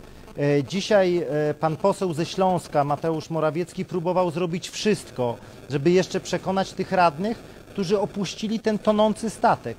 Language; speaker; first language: Polish; native; Polish